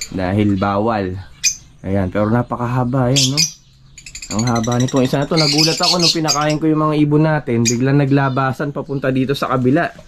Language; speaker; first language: Filipino; non-native, local second language; Pampanga